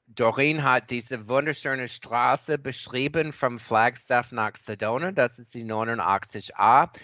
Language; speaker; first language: German; non-native, fluent; English